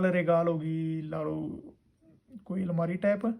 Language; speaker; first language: Hindi; non-native, local second language; Punjabi